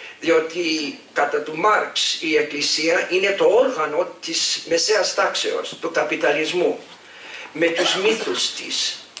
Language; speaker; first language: Greek; early bilingual, heritage; Greek